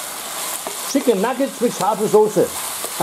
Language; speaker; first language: German; native; German